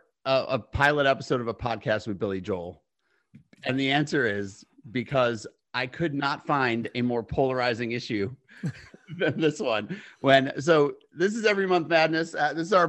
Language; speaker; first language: English; native; English